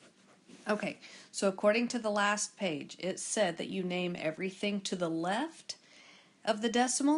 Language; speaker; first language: English; native; English